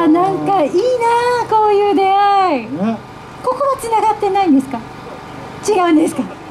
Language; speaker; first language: Japanese; native; Japanese